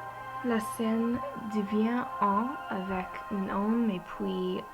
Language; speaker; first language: French; non-native, learner; English